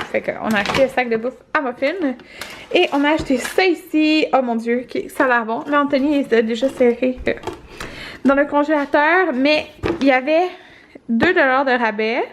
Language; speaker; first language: French; native; French